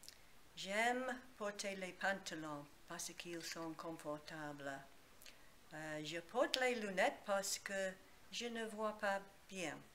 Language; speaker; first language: French; non-native, learner; English